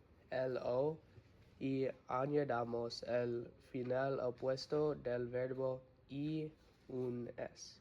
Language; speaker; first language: Spanish; non-native, learner; English